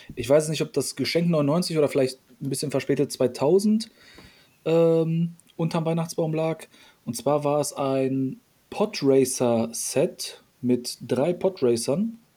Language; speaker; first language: German; early bilingual, other home language; Polish